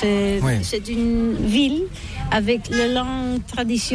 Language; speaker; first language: French; non-native, learner; Catalan